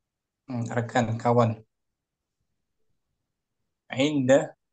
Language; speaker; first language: Indonesian; native; Indonesian